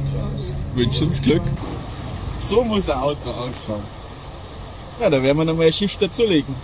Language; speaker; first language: German; native; German